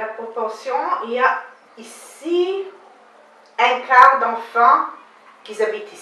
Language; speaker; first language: French; non-native, learner; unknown